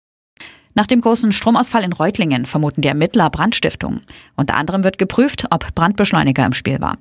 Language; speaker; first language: German; native; German